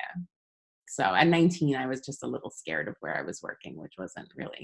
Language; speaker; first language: English; native; English